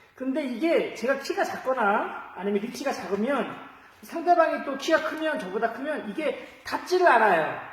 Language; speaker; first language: Korean; native; Korean